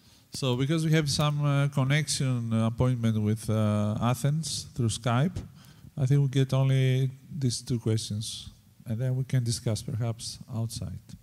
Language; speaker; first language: English; non-native, fluent; Greek